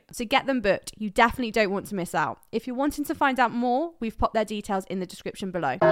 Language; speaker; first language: English; native; English